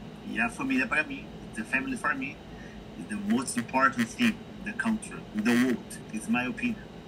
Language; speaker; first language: English; non-native, learner; Portuguese